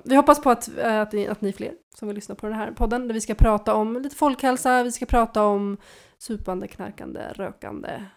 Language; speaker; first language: Swedish; native; Swedish